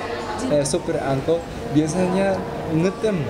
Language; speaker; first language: Indonesian; non-native, fluent; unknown